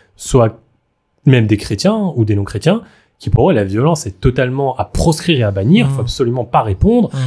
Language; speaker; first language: French; native; French